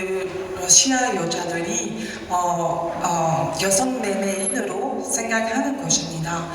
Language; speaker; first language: Korean; non-native, learner; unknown